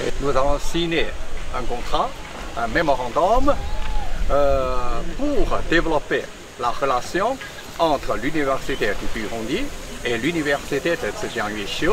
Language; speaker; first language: French; non-native, fluent; Chinese